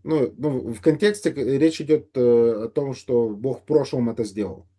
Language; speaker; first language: Russian; native; Russian